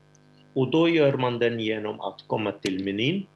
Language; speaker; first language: Swedish; non-native, fluent; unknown